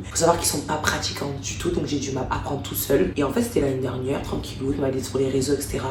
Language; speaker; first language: French; native; French